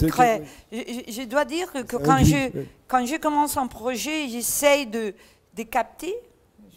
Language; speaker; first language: French; non-native, learner; Catalan